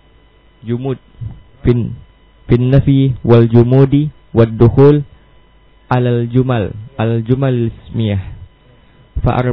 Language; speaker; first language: Arabic; non-native, learner; Indonesian